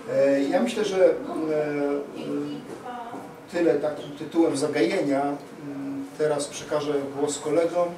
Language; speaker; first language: Polish; native; Polish